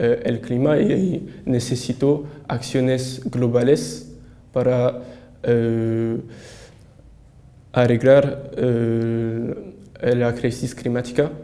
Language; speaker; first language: Spanish; non-native, learner; French